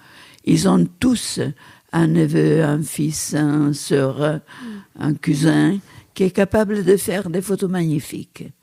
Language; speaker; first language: French; non-native, fluent; Italian